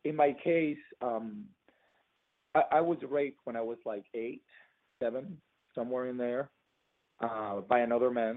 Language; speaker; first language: English; non-native, fluent; Spanish